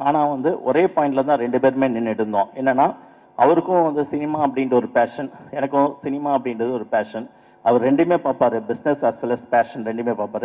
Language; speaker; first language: Tamil; native; Tamil